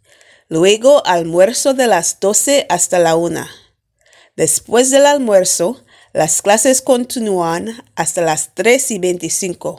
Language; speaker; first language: Spanish; non-native, fluent; English